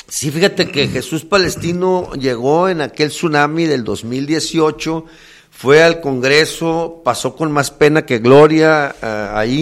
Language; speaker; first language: Spanish; native; Spanish